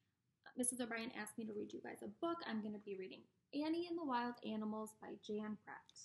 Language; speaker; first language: English; native; English